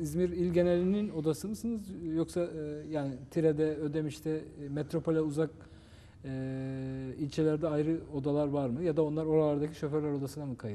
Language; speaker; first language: Turkish; native; Turkish